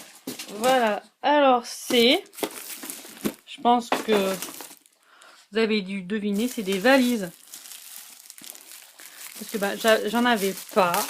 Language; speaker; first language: French; native; French